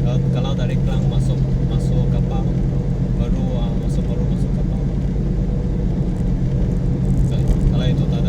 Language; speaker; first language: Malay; non-native, local second language; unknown